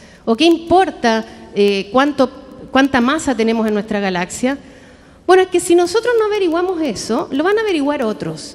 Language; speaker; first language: Spanish; native; Spanish